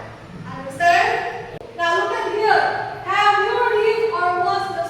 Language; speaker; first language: English; non-native, fluent; Indonesian